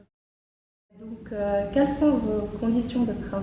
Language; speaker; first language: French; native; French